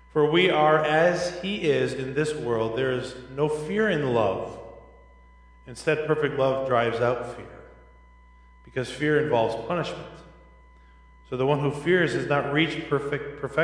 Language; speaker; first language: English; native; English